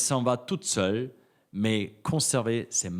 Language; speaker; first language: French; native; French